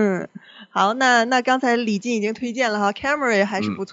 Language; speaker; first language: Chinese; native; Chinese